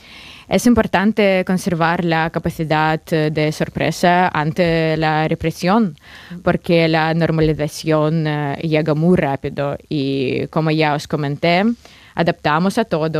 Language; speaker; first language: Spanish; non-native, fluent; Russian